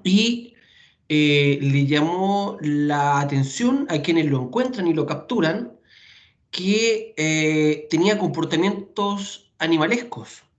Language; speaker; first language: Spanish; native; Spanish